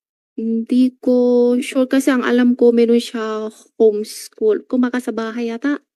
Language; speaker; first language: Filipino; non-native, learner; Chinese